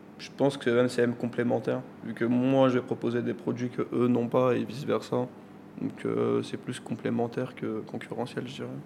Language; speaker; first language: French; early bilingual, other home language; Turkish